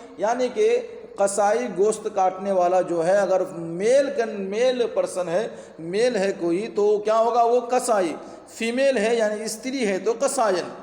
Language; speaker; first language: Urdu; native; Urdu